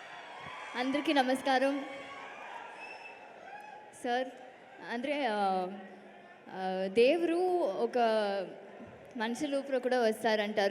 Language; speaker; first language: Telugu; non-native, learner; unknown